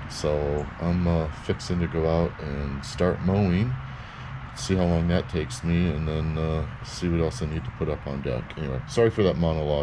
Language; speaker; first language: English; native; English